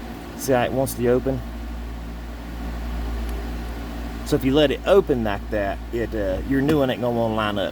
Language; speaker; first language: English; native; English